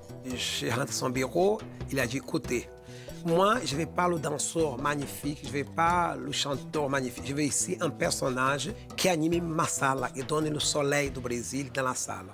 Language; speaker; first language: French; non-native, fluent; Portuguese